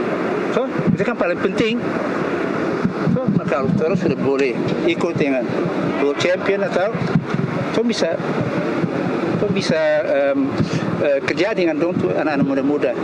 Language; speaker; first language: Indonesian; early bilingual, heritage; Indonesian